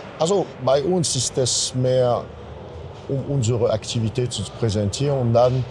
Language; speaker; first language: German; non-native, fluent; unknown